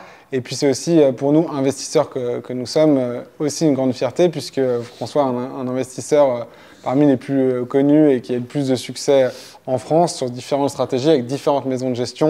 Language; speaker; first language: French; native; French